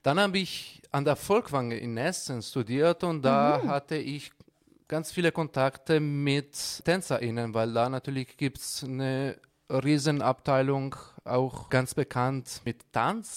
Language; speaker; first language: German; non-native, fluent; Italian